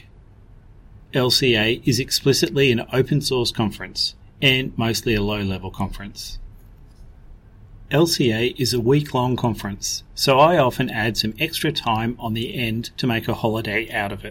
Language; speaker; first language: English; native; English